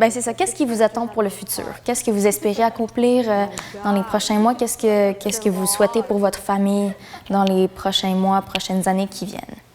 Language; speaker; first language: French; native; French